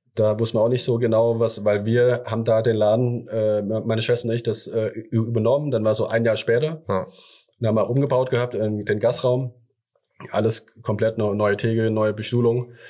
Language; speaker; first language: German; early bilingual, other home language; Thai